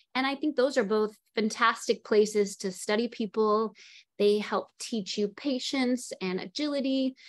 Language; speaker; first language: English; native; English